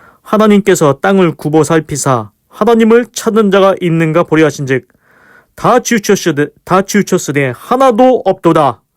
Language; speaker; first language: Korean; native; Korean